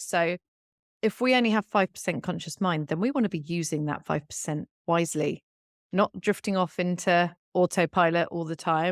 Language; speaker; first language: English; native; English